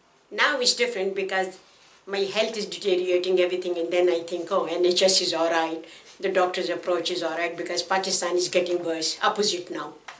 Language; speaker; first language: English; non-native, local second language; Pashto